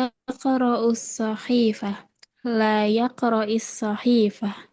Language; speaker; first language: Arabic; non-native, learner; Indonesian